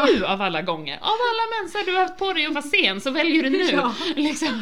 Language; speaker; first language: Swedish; native; Swedish